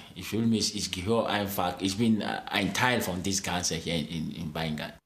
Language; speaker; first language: German; non-native, fluent; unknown